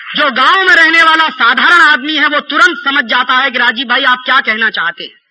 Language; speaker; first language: Hindi; native; Hindi